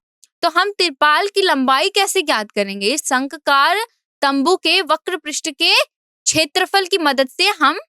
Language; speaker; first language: Hindi; native; Hindi